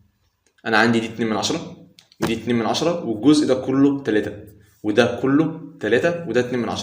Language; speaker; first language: Arabic; native; Arabic